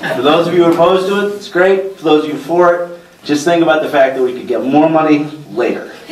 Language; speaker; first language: English; native; English